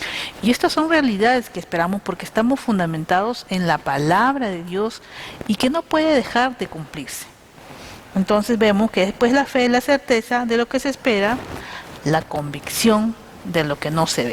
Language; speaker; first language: Spanish; native; Spanish